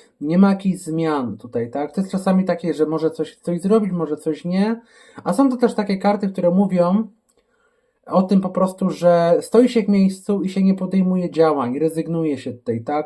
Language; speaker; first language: Polish; native; Polish